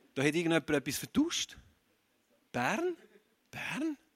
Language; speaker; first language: German; native; German